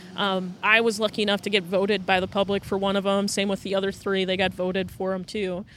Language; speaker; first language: English; native; English